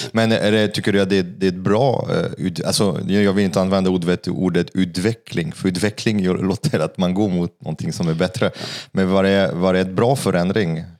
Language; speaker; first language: Swedish; non-native, fluent; French